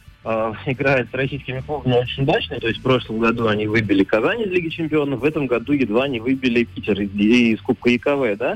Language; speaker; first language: Russian; native; Russian